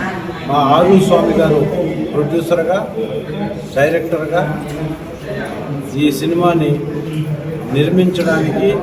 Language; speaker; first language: Telugu; native; Telugu